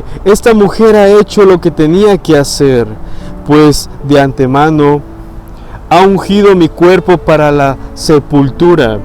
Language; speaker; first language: Spanish; native; Spanish